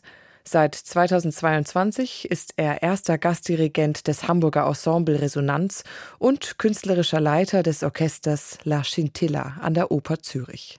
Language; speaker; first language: German; native; German